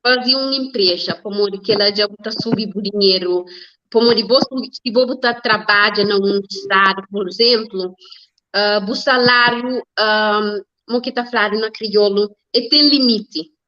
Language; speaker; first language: Portuguese; non-native, learner; Kabuverdianu